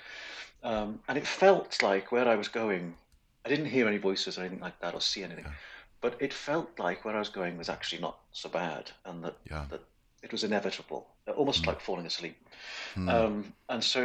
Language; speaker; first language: English; native; English